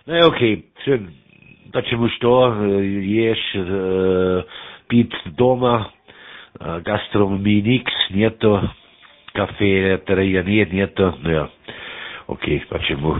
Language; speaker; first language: Russian; non-native, learner; German